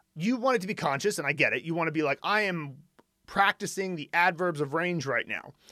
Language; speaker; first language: English; native; English